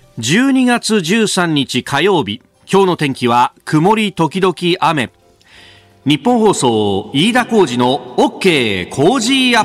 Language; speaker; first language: Japanese; native; Japanese